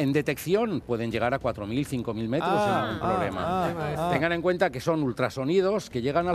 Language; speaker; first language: Spanish; native; Spanish